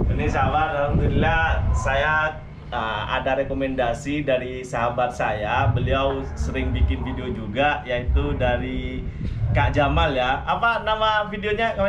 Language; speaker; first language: Indonesian; non-native, local second language; Madurese